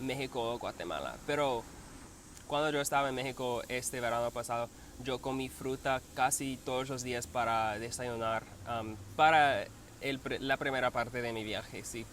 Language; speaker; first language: Spanish; non-native, learner; English